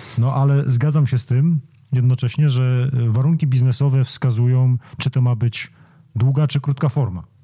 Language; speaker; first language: Polish; native; Polish